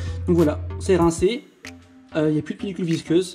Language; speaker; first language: French; native; French